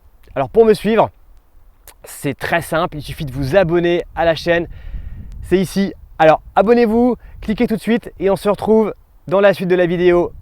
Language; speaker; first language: French; native; French